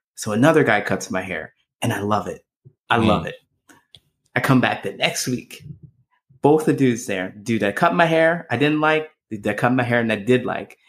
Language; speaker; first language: English; native; English